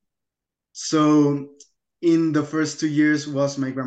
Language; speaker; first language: English; non-native, fluent; Spanish